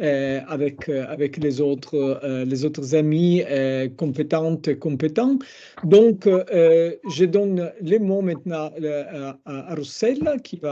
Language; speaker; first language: French; non-native, fluent; Italian